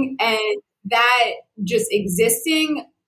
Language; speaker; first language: English; native; English